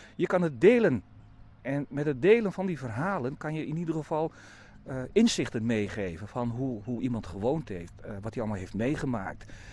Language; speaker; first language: Dutch; native; Dutch